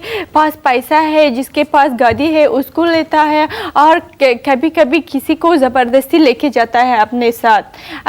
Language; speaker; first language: Hindi; non-native, learner; Persian